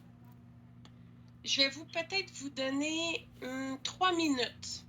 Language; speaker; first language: French; native; French